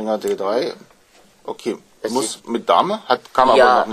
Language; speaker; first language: German; native; German